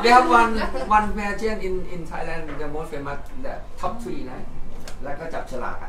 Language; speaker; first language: English; non-native, learner; Thai